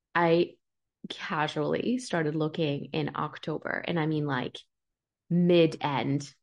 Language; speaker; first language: English; early bilingual, other home language; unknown